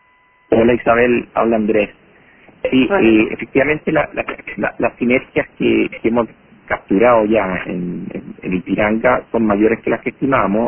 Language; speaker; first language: Spanish; native; Spanish